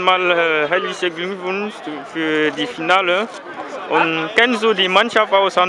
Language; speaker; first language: German; non-native, fluent; French